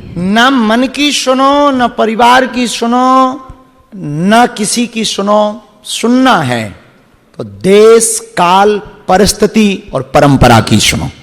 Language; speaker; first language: Hindi; native; Hindi